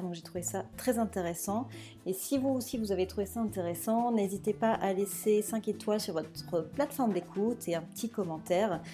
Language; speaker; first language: French; native; French